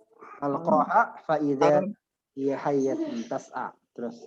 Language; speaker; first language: Arabic; non-native, fluent; Indonesian